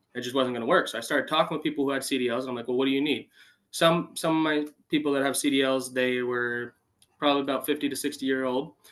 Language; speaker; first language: English; native; English